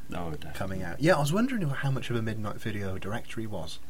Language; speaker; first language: English; native; English